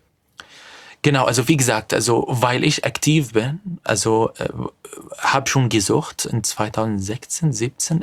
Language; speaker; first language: German; non-native, fluent; Arabic